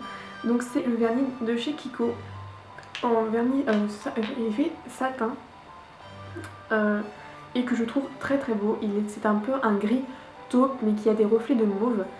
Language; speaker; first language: French; native; French